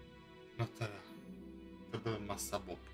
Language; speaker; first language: Czech; native; Czech